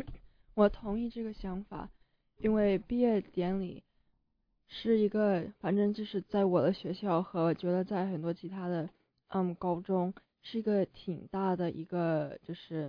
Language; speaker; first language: Chinese; early bilingual, heritage; Chinese